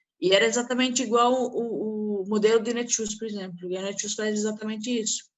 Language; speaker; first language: Portuguese; non-native, fluent; Arabic